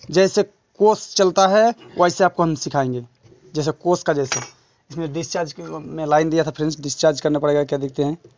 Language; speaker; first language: Hindi; non-native, local second language; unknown